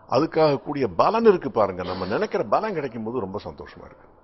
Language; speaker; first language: Tamil; native; Tamil